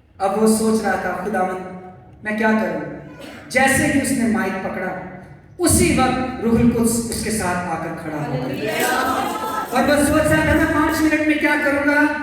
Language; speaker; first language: Urdu; non-native, local second language; Punjabi